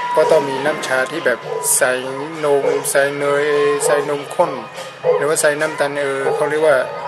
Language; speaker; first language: Thai; non-native, fluent; Burmese